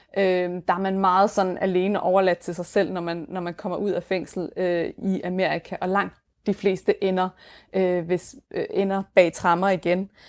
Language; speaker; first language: Danish; native; Danish